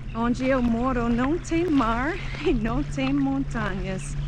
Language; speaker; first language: Portuguese; non-native, fluent; English